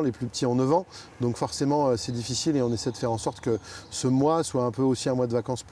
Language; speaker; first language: French; native; French